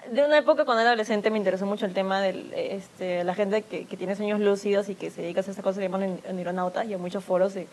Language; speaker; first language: Spanish; native; Spanish